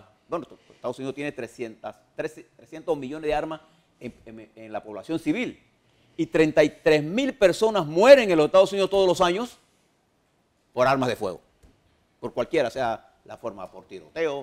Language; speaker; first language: Spanish; native; Spanish